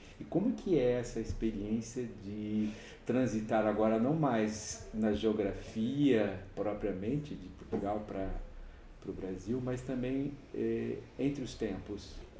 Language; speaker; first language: Portuguese; native; Portuguese